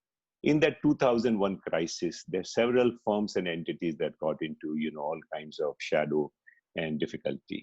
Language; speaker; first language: English; non-native, local second language; Hindi